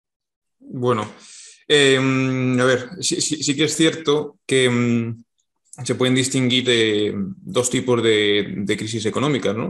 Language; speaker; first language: Spanish; native; Spanish